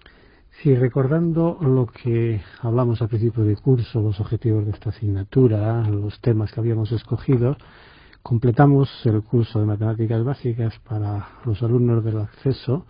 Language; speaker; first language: Spanish; native; Spanish